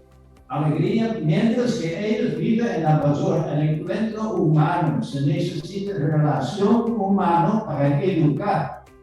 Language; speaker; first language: Spanish; non-native, fluent; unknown